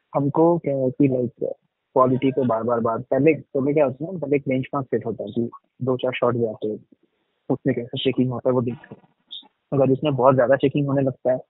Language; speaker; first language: Hindi; non-native, local second language; Bangla